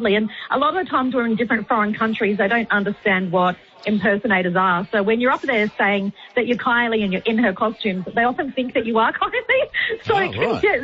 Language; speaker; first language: English; native; English